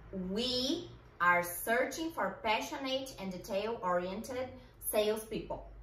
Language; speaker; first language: English; non-native, fluent; Portuguese